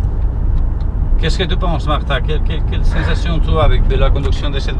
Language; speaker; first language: French; non-native, learner; Spanish